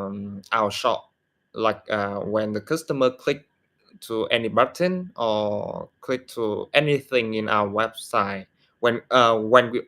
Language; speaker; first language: English; non-native, learner; Vietnamese